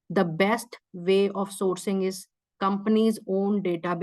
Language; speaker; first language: English; non-native, local second language; Hindi